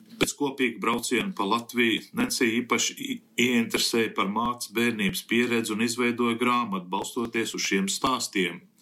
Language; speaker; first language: Latvian; early bilingual, heritage; Latvian